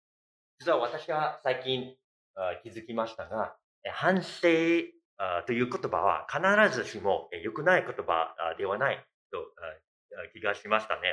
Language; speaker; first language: Japanese; non-native, fluent; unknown